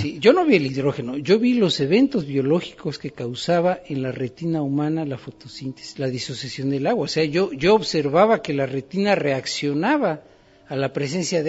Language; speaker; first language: Spanish; native; Spanish